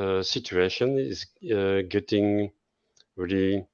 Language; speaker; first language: English; non-native, fluent; French